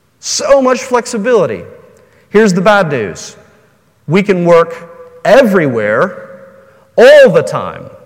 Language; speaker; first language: English; native; English